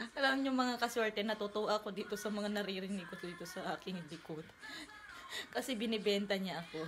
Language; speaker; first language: Filipino; non-native, local second language; Iloko